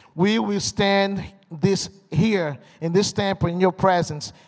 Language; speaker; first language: English; non-native, fluent; Portuguese